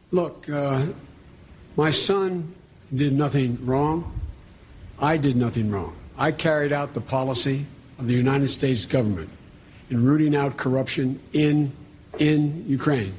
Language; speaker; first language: English; native; English